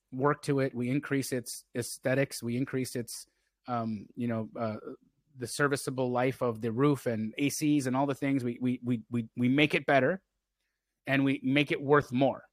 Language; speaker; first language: English; native; English